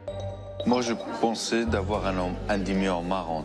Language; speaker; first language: French; non-native, fluent; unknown